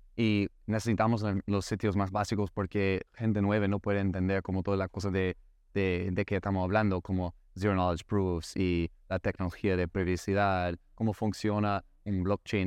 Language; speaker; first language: Spanish; non-native, learner; English